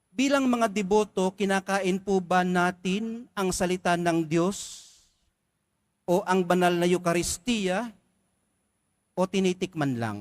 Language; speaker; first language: Filipino; native; Filipino